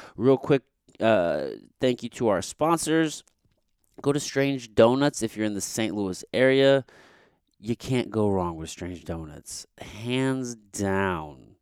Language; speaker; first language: English; native; English